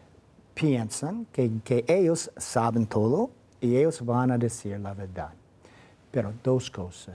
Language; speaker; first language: Spanish; non-native, fluent; English